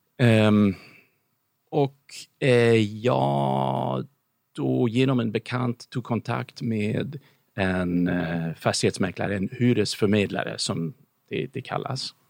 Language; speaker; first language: Swedish; non-native, fluent; English